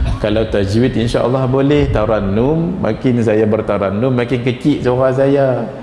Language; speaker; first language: Malay; native; Malay